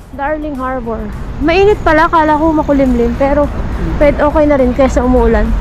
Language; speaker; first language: Filipino; native; Filipino